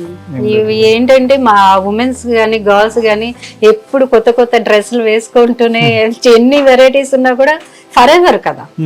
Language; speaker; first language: Telugu; native; Telugu